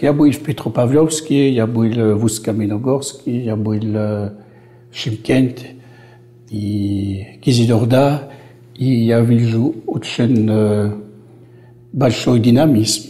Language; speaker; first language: Russian; non-native, fluent; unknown